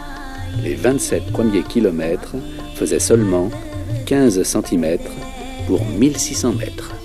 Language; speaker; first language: French; native; French